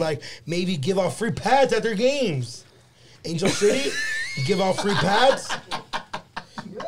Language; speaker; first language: English; early bilingual, other home language; Spanish